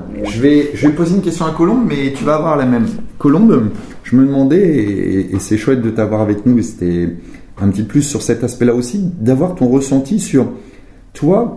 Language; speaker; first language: French; native; French